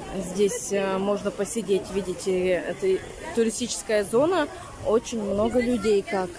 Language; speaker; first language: Russian; native; Russian